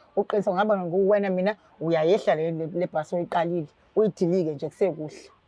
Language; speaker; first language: Zulu; native; Zulu